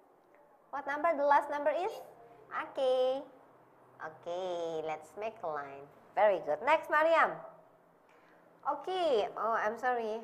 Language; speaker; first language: English; non-native, learner; Indonesian